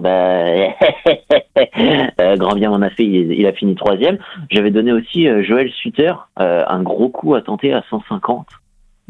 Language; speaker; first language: French; native; French